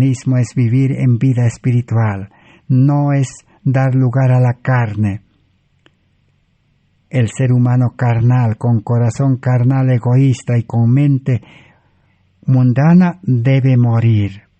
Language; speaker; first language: Spanish; native; Spanish